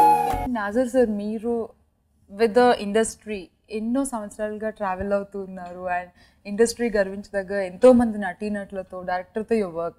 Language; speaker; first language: Telugu; native; Telugu